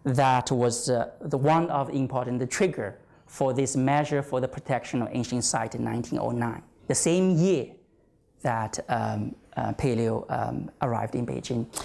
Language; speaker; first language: English; non-native, fluent; Chinese